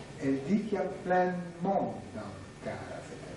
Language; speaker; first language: French; native; French